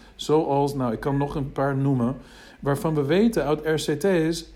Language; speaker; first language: Dutch; non-native, fluent; English